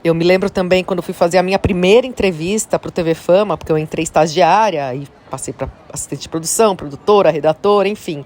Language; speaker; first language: Portuguese; native; Portuguese